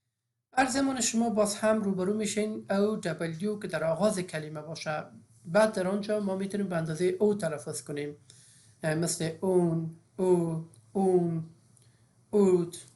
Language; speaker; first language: Persian; native; Persian